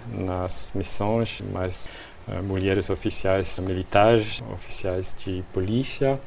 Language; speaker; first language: Portuguese; non-native, fluent; French